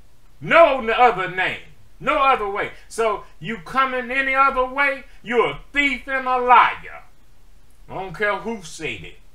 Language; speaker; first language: English; native; English